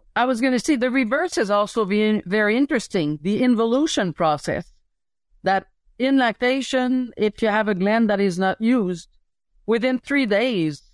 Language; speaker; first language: English; native; English